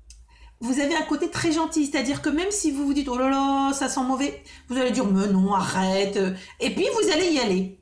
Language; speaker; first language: French; native; French